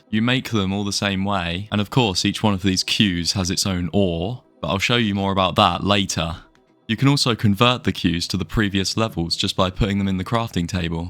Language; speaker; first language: English; native; English